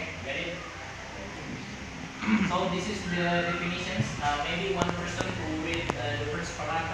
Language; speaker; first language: English; non-native, learner; Indonesian